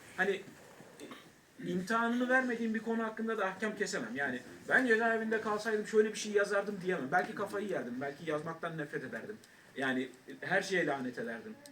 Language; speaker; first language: Turkish; native; Turkish